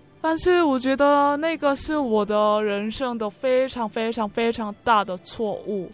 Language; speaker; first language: Chinese; non-native, learner; Korean